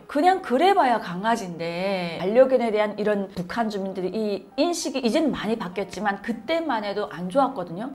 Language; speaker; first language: Korean; native; Korean